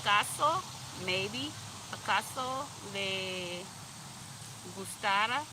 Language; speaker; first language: Spanish; non-native, learner; English